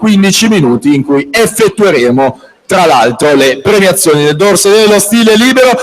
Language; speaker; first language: Italian; native; Italian